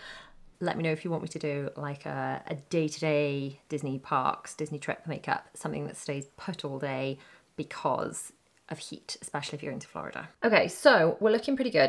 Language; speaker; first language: English; native; English